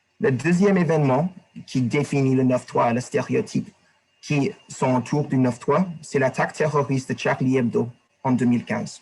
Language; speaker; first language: French; non-native, learner; English